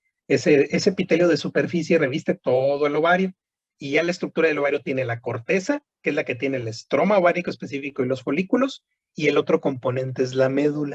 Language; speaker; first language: Spanish; native; Spanish